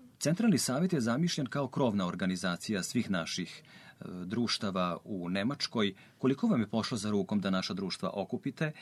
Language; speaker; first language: Serbian; native; Serbian